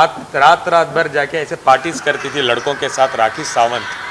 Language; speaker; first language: Hindi; native; Hindi